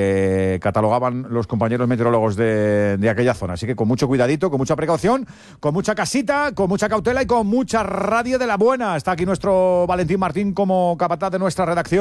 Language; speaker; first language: Spanish; native; Spanish